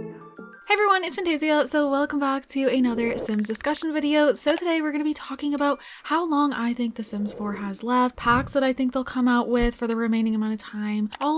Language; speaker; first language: English; native; English